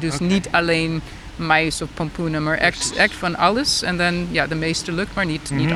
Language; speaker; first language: Dutch; non-native, fluent; English